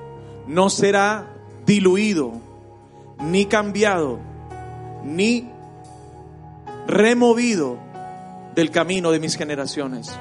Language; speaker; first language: Spanish; native; Spanish